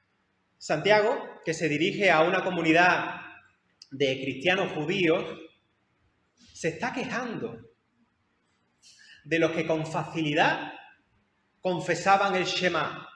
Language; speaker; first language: Spanish; native; Spanish